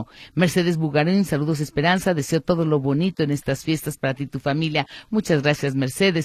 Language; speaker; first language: Spanish; native; Spanish